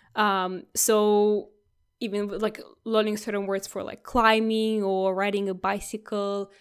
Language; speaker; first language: English; non-native, fluent; Russian